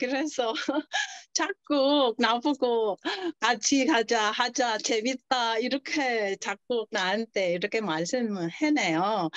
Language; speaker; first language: Korean; non-native, learner; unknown